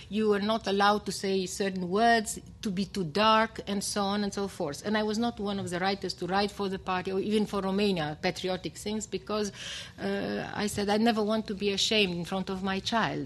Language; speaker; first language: English; non-native, fluent; Romanian